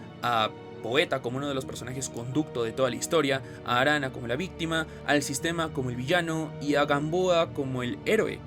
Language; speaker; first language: Spanish; native; Spanish